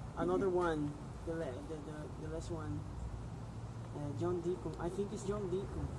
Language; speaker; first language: English; non-native, learner; Portuguese